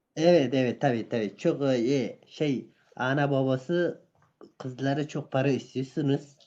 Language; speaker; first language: Turkish; non-native, fluent; Persian